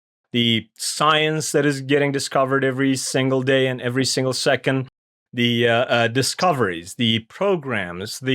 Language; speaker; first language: English; non-native, fluent; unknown